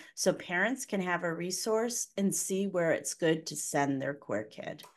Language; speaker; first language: English; native; English